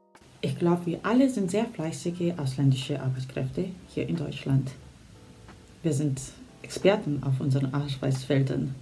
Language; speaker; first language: German; non-native, fluent; Korean